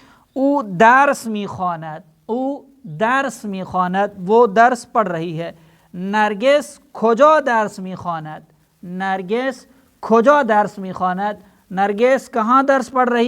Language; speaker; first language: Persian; non-native, fluent; Urdu